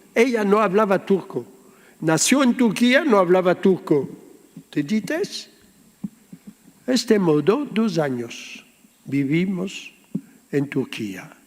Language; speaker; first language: Spanish; early bilingual, heritage; Ladino